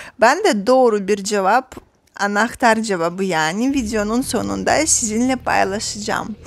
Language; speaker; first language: Turkish; non-native, fluent; Russian